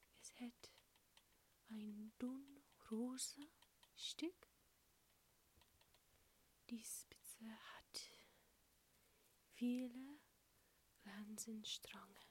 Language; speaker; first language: German; non-native, learner; English